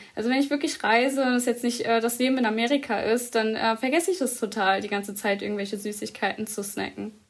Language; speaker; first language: German; early bilingual, other home language; Arabic